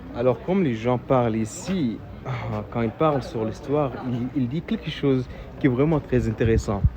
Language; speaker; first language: French; non-native, fluent; Arabic